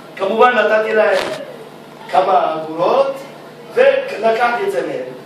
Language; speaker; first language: Hebrew; early bilingual, other home language; Arabic